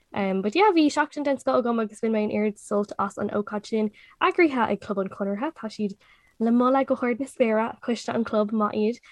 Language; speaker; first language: Irish; non-native, local second language; English